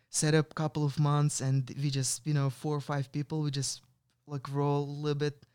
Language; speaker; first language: English; non-native, fluent; Russian